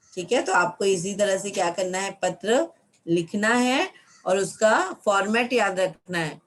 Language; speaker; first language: Hindi; non-native, local second language; Marathi